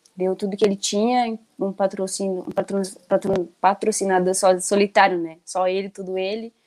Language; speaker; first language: Portuguese; native; Portuguese